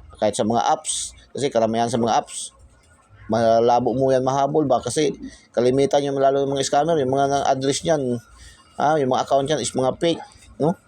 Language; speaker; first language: Filipino; non-native, local second language; Cebuano